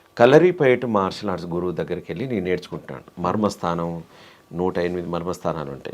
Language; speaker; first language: Telugu; native; Telugu